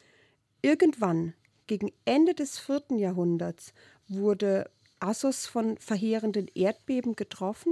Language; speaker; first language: German; native; German